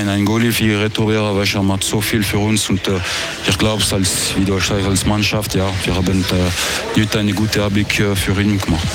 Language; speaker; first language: German; non-native, local second language; French